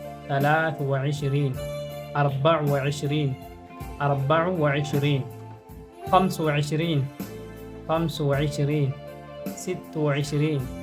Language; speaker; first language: Arabic; non-native, fluent; Oromo